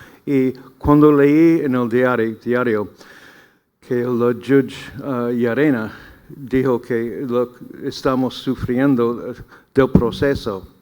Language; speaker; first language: Spanish; non-native, learner; English